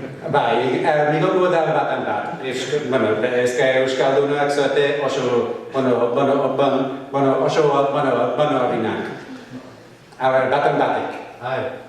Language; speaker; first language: Basque; non-native, fluent; English